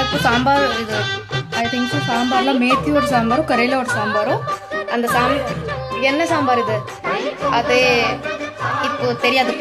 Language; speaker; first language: Tamil; early bilingual, heritage; Tamil